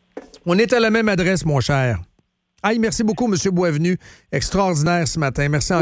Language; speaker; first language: French; native; French